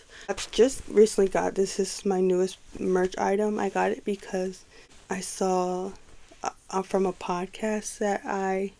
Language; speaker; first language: English; native; English